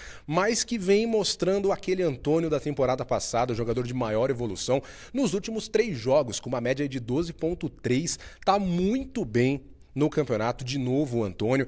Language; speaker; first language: Portuguese; native; Portuguese